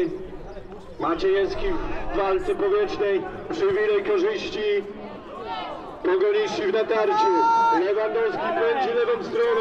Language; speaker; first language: Polish; native; Polish